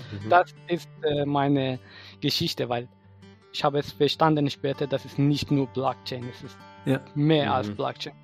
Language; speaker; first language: German; non-native, fluent; Persian